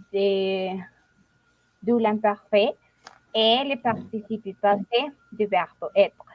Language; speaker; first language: French; non-native, learner; Spanish